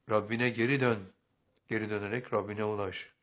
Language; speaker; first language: Turkish; native; Turkish